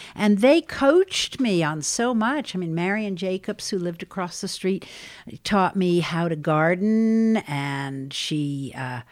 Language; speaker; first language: English; native; English